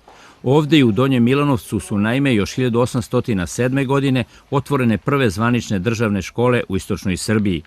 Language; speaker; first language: Serbian; native; Serbian